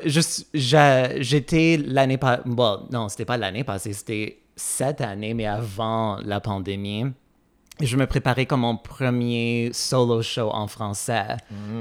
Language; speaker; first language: French; non-native, fluent; English